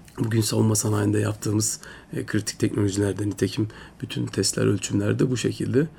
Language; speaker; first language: Turkish; early bilingual, heritage; Turkish